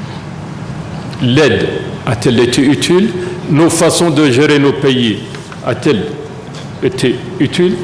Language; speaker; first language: French; non-native, local second language; Arabic